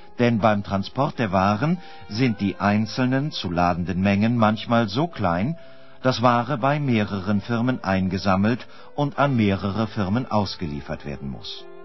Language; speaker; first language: German; native; German